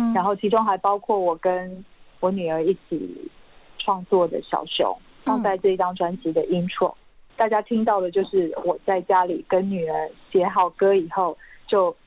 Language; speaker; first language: Chinese; non-native, local second language; Hakka Chinese